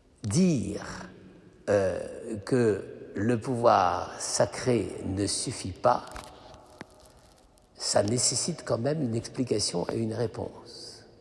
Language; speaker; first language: French; native; French